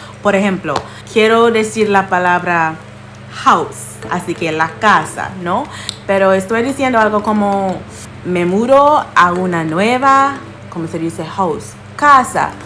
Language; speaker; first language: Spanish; non-native, fluent; English